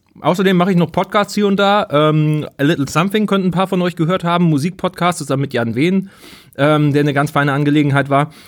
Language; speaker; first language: German; native; German